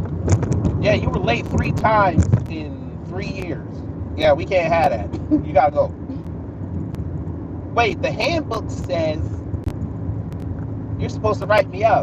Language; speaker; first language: English; native; English